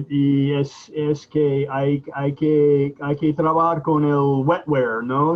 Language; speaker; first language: Spanish; non-native, fluent; English